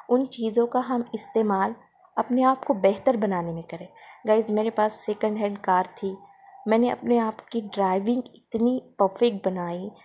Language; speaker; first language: Hindi; non-native, local second language; Marathi